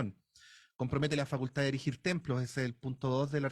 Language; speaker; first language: Spanish; native; Spanish